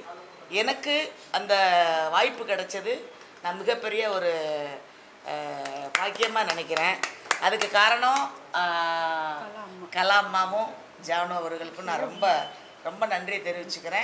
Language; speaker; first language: Tamil; native; Tamil